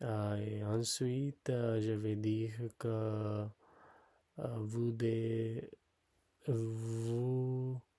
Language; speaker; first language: French; non-native, learner; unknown